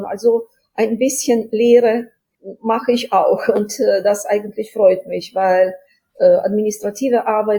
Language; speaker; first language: German; non-native, fluent; Ukrainian